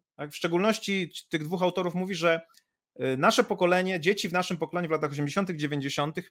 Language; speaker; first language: Polish; native; Polish